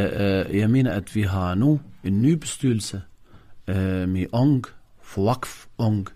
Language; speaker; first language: Danish; non-native, fluent; Arabic